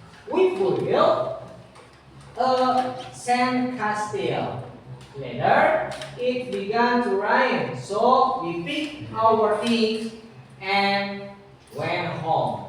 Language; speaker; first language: English; non-native, learner; Indonesian